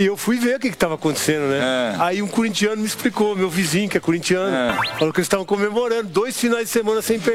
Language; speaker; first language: Portuguese; native; Portuguese